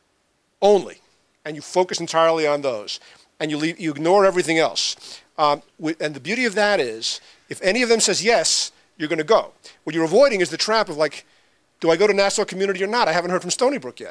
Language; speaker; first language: English; native; English